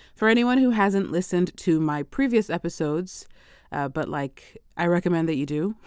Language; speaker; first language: English; native; English